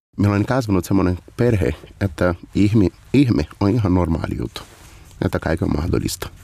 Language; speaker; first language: Finnish; non-native, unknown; Portuguese